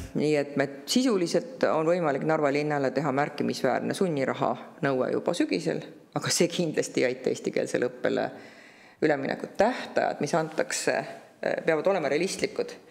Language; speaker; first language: Estonian; native; Estonian